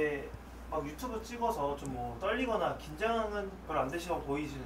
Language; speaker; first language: Korean; native; Korean